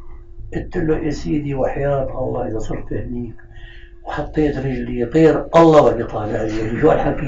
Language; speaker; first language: Arabic; native; Arabic